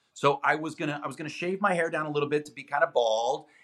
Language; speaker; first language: English; non-native, fluent; Greek